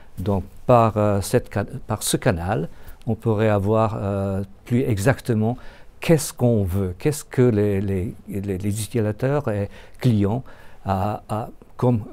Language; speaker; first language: French; non-native, learner; Japanese